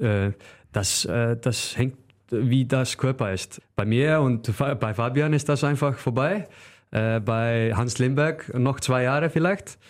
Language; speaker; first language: German; non-native, learner; Icelandic